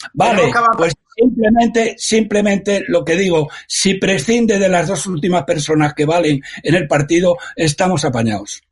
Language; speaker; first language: Spanish; native; Spanish